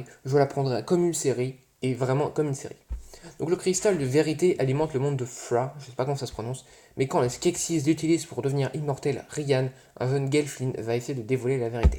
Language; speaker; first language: French; native; French